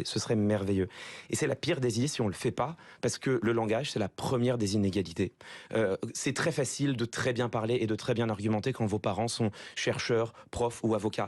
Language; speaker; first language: French; native; French